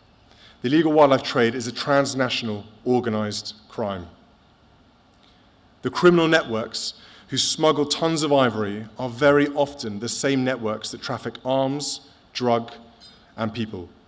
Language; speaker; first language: English; native; English